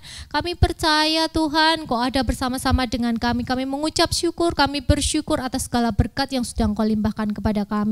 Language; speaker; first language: Indonesian; native; Indonesian